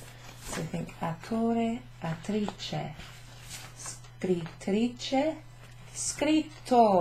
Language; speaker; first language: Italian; non-native, fluent; English